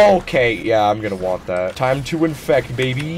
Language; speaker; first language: English; native; English